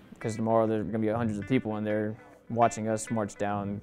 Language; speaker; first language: English; native; English